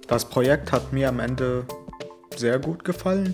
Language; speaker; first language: German; non-native, learner; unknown